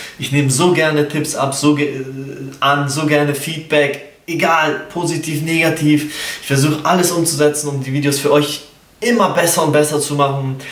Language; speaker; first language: German; early bilingual, other home language; Polish